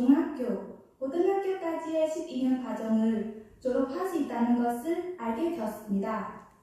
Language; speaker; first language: Korean; non-native, fluent; Khmer